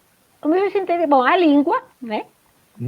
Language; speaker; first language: Portuguese; non-native, fluent; Spanish